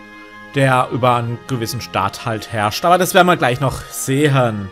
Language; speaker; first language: German; native; German